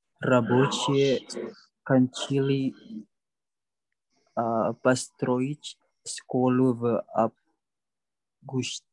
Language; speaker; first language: Russian; non-native, learner; Indonesian